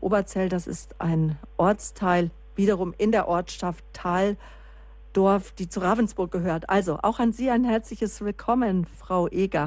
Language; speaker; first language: German; native; German